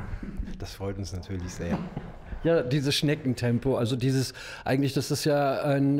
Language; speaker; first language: German; native; German